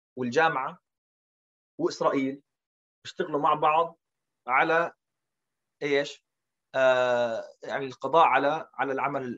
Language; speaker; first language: Arabic; early bilingual, heritage; Arabic